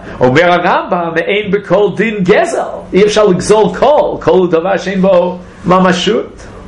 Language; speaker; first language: Hebrew; non-native, fluent; English